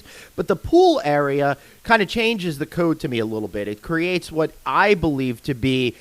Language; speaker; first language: English; native; English